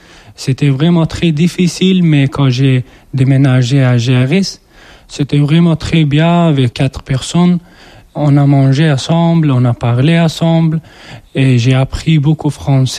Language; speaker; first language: French; non-native, learner; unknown